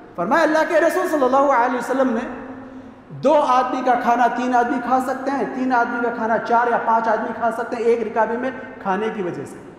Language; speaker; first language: Urdu; native; Urdu